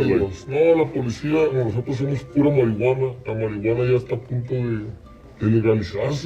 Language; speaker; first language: Spanish; native; Spanish